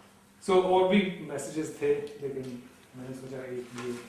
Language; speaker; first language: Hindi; non-native, local second language; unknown